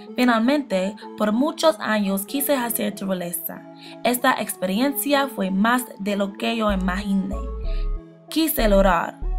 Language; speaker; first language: Spanish; non-native, learner; English